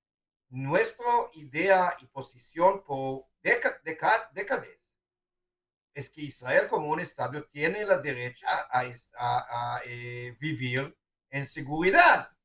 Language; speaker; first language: Spanish; non-native, fluent; Hebrew